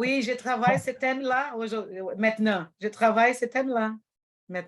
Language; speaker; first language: French; non-native, fluent; Portuguese